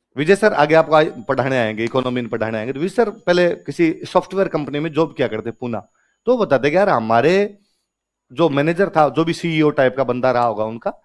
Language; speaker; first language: Hindi; non-native, local second language; Rajasthani